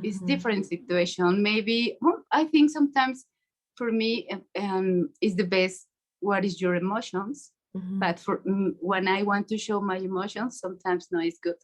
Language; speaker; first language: English; non-native, learner; Spanish